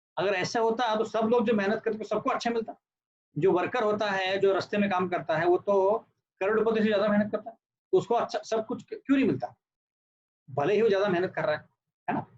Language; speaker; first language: Hindi; non-native, local second language; Marathi